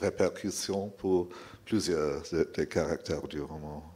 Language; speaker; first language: French; non-native, fluent; English